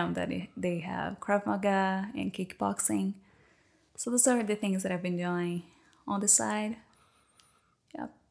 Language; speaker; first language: English; non-native, fluent; Portuguese